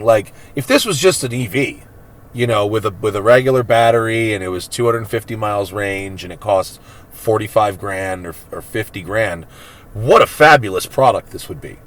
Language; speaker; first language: English; native; English